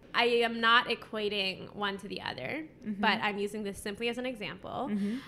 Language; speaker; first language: English; native; English